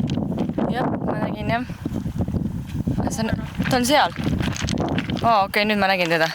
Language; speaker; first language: Estonian; native; Estonian